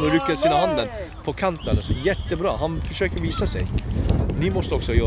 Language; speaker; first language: Swedish; non-native, fluent; Turkish